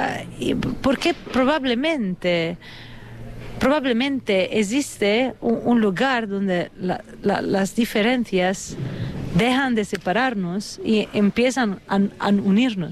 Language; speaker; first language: Spanish; non-native, fluent; Italian